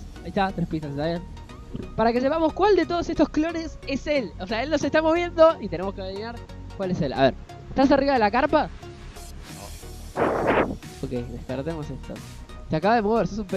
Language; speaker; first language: Spanish; native; Spanish